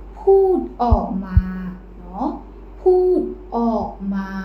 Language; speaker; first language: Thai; non-native, fluent; Burmese